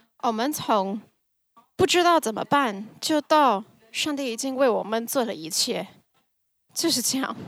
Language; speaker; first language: Chinese; early bilingual, heritage; Chinese